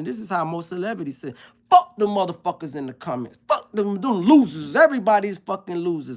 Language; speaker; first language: English; native; English